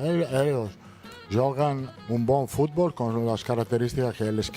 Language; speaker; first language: Portuguese; non-native, fluent; Italian